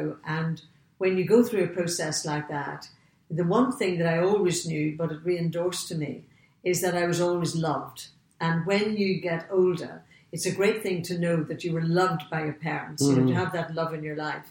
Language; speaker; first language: English; native; English